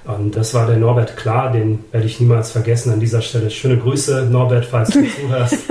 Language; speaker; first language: German; early bilingual, other home language; Bosnian